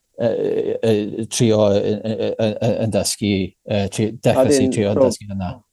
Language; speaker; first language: Welsh; non-native, local second language; English